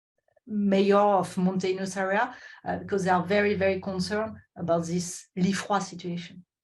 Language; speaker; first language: English; non-native, fluent; French